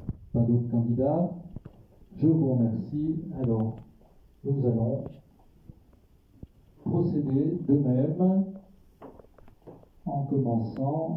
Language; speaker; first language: French; native; French